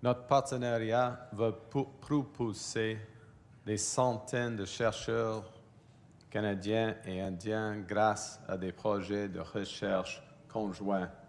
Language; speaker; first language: French; non-native, fluent; English